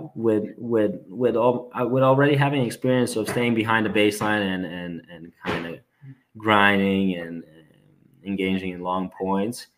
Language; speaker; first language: English; non-native, fluent; Serbian